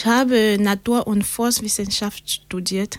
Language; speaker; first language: German; non-native, learner; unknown